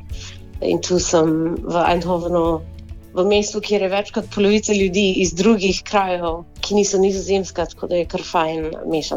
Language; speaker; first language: Slovenian; early bilingual, heritage; Slovenian